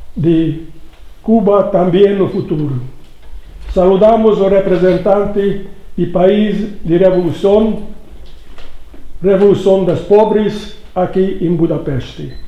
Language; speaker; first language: Portuguese; non-native, learner; Hungarian